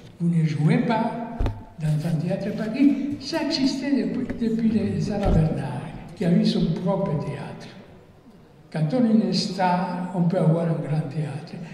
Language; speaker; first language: French; non-native, fluent; Spanish